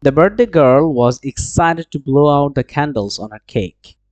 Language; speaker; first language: English; non-native, local second language; Bangla